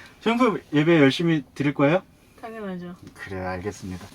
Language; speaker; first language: Korean; native; Korean